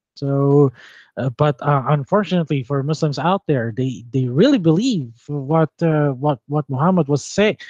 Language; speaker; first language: English; non-native, local second language; Filipino